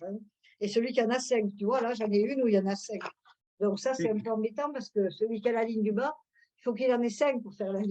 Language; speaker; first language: French; native; French